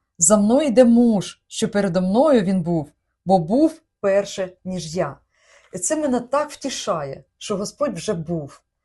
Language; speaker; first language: Ukrainian; non-native, local second language; Russian